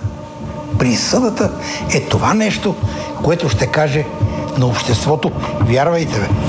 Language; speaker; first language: Bulgarian; native; Bulgarian